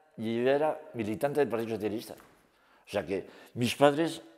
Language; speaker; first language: Spanish; native; Spanish